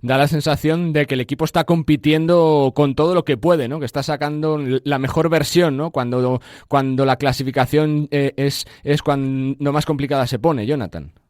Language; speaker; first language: Spanish; native; Spanish